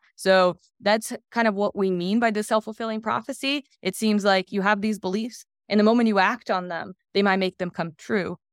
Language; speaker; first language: English; non-native, fluent; Portuguese